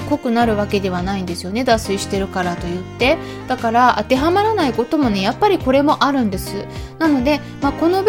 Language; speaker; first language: Japanese; native; Japanese